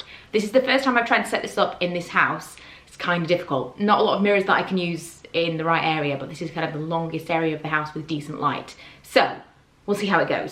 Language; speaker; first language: English; native; English